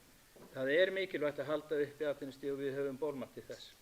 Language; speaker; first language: Icelandic; native; Icelandic